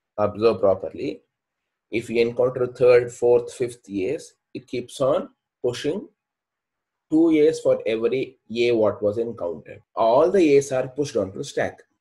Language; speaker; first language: English; non-native, local second language; Kannada